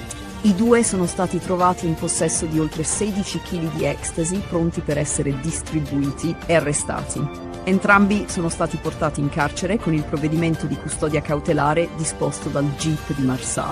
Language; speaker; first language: Italian; native; Italian